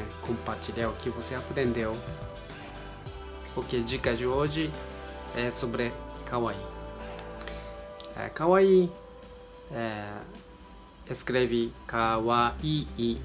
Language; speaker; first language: Portuguese; non-native, learner; Japanese